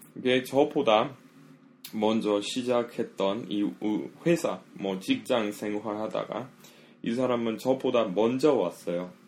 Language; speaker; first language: Korean; non-native, fluent; English